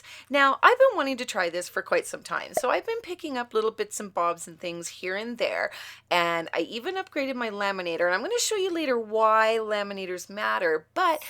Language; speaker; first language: English; native; English